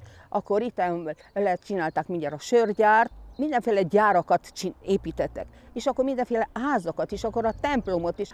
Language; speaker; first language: Hungarian; non-native, local second language; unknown